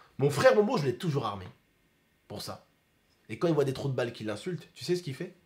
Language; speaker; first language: French; early bilingual, other home language; Arabic